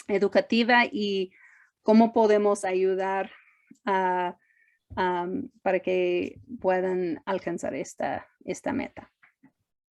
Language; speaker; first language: Spanish; non-native, fluent; English